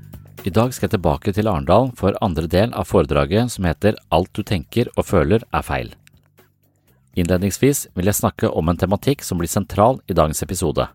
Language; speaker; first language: Norwegian; native; Norwegian